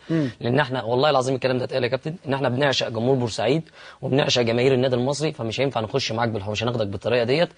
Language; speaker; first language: Arabic; native; Arabic